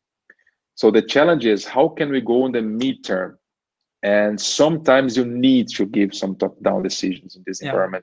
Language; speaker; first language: English; non-native, fluent; Portuguese